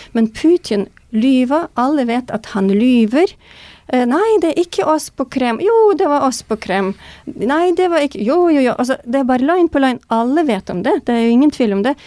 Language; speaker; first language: Norwegian; non-native, fluent; Ukrainian